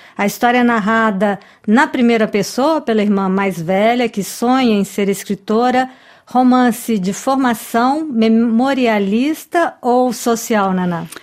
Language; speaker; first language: Portuguese; native; Portuguese